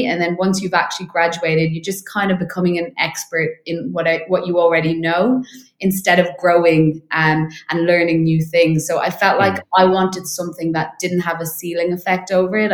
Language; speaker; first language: English; native; English